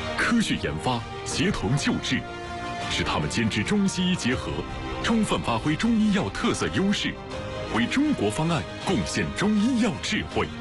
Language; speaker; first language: Chinese; native; Chinese